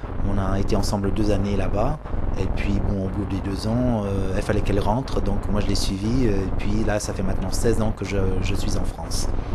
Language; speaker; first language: French; non-native, fluent; English